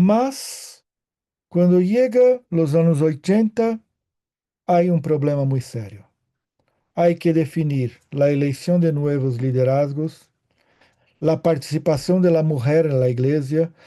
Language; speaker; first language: Spanish; non-native, fluent; Portuguese